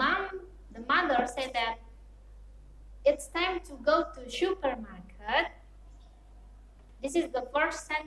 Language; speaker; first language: English; non-native, fluent; Indonesian